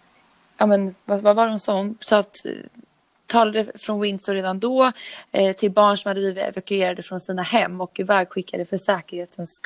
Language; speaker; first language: Swedish; native; Swedish